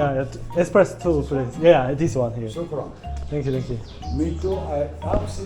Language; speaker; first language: English; non-native, learner; Korean